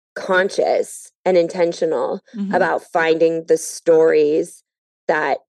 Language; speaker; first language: English; native; English